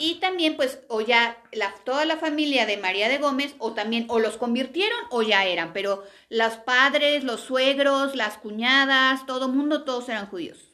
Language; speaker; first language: Spanish; native; Spanish